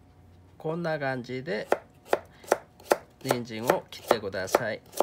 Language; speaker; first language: Japanese; non-native, fluent; Korean